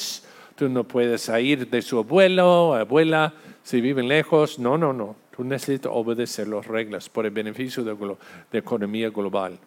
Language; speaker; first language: Spanish; non-native, fluent; English